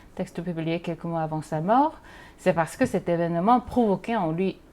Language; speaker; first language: French; non-native, fluent; Korean